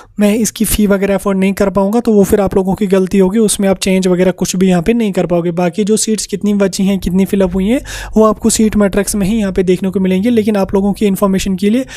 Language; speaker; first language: Hindi; non-native, local second language; Kashmiri